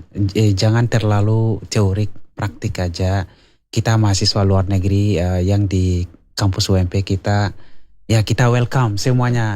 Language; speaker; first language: Indonesian; non-native, learner; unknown